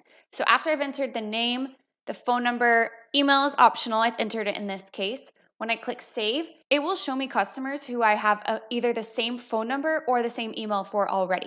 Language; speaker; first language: English; native; English